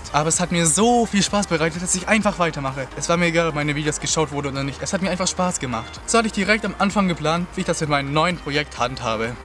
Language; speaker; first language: German; native; German